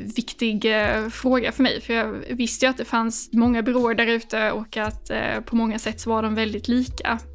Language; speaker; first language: Swedish; native; Swedish